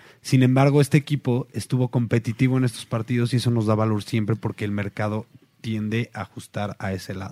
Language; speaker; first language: Spanish; native; Spanish